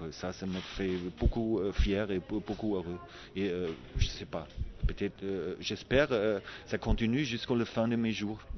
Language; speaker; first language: French; non-native, fluent; German